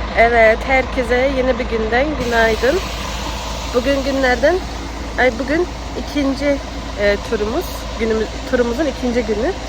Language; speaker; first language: Turkish; early bilingual, heritage; Turkish